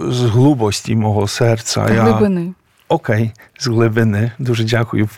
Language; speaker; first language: Ukrainian; non-native, fluent; Polish